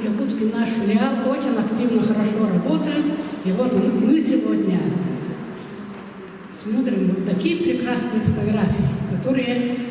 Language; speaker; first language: Russian; non-native, local second language; Yakut